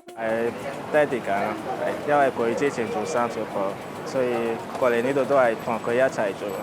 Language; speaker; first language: Cantonese; non-native, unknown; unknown